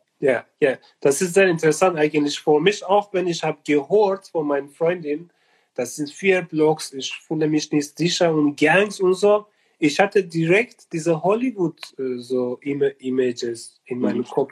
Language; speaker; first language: German; non-native, learner; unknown